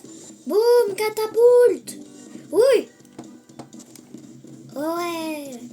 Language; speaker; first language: French; native; French